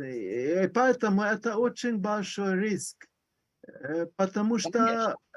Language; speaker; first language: Russian; non-native, learner; Hungarian